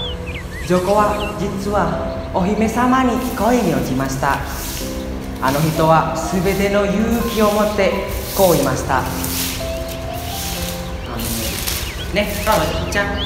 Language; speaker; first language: Japanese; non-native, learner; Indonesian